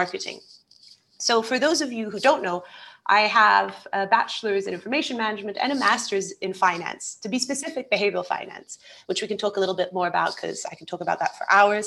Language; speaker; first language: English; native; English